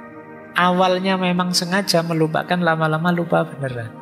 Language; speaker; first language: Indonesian; native; Indonesian